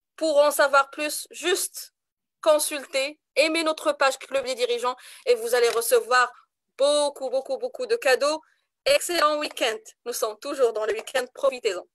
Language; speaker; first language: French; non-native, local second language; Arabic